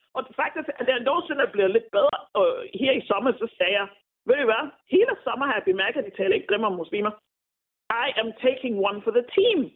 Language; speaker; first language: Danish; non-native, fluent; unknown